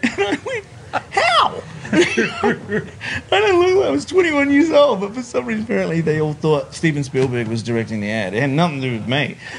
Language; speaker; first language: English; native; English